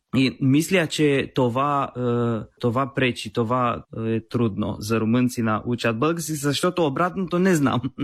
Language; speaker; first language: Bulgarian; non-native, learner; Romanian